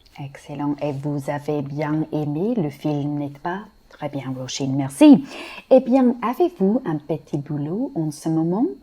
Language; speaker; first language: French; non-native, fluent; English